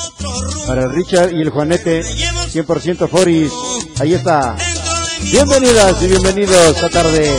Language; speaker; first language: Spanish; native; Spanish